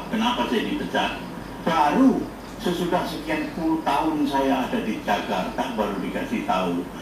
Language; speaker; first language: Indonesian; native; Indonesian